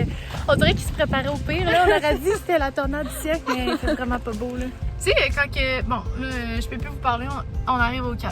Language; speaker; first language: French; native; French